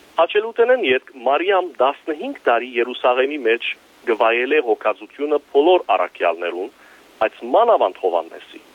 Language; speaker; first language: Armenian; early bilingual, heritage; Armenian